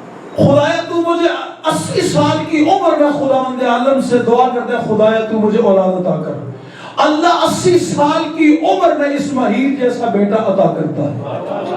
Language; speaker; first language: Urdu; native; Urdu